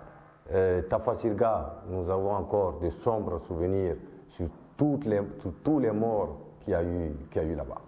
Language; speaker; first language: French; non-native, local second language; Bambara